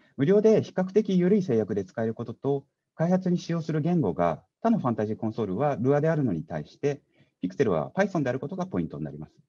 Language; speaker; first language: Japanese; native; Japanese